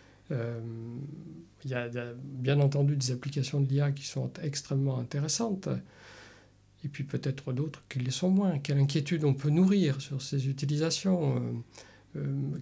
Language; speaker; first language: French; native; French